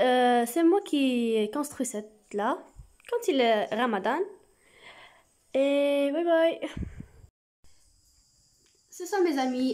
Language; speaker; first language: French; non-native, learner; Arabic